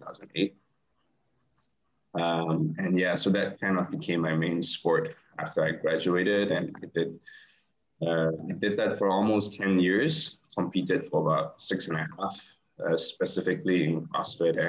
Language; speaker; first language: English; non-native, local second language; Chinese